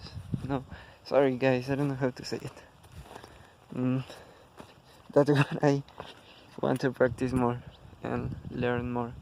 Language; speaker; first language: English; non-native, learner; Spanish